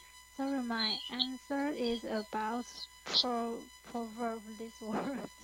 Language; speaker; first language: English; non-native, learner; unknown